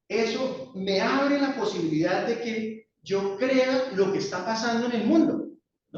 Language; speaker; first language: Spanish; native; Spanish